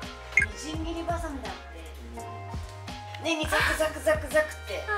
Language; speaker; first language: Japanese; native; Japanese